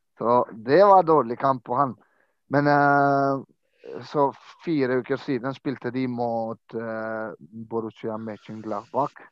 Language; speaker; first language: Norwegian; non-native, fluent; Croatian